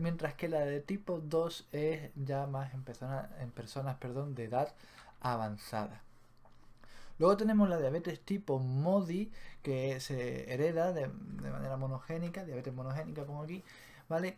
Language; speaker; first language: Spanish; native; Spanish